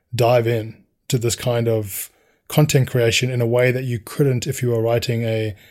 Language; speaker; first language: English; native; English